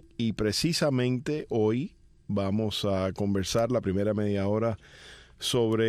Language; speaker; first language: Spanish; early bilingual, heritage; Spanish